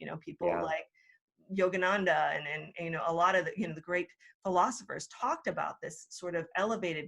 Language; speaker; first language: English; native; English